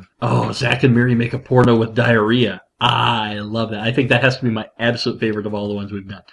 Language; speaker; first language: English; native; English